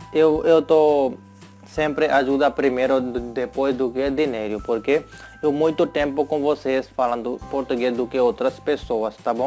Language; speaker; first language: Portuguese; non-native, learner; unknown